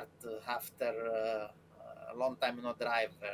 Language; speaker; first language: English; non-native, learner; Italian